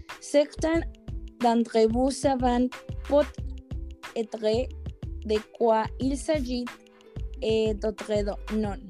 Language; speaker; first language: French; non-native, learner; Spanish